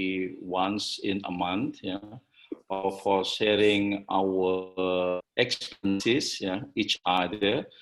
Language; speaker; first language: English; non-native, learner; Indonesian